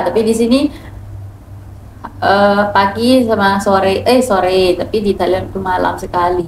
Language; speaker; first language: Indonesian; non-native, learner; Thai